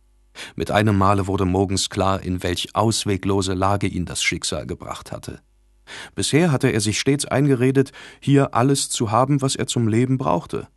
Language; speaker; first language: German; native; German